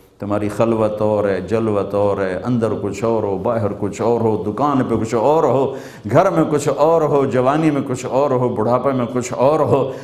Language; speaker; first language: Urdu; non-native, local second language; Punjabi